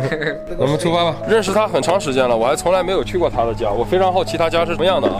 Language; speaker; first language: Chinese; native; Chinese